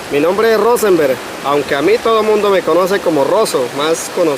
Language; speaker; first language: Spanish; native; Spanish